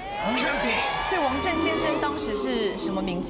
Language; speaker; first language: Chinese; native; Chinese